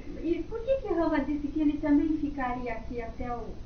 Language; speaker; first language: Spanish; non-native, learner; Portuguese